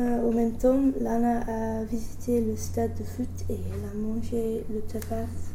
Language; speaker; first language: French; non-native, learner; English